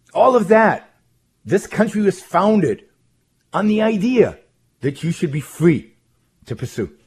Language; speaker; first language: English; non-native, fluent; Hebrew